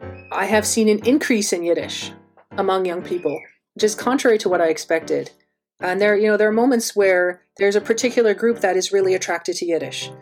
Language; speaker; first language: English; native; English